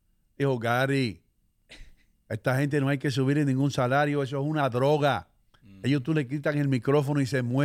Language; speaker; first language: Spanish; native; Spanish